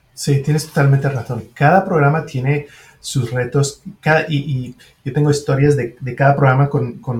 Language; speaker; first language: Spanish; non-native, fluent; French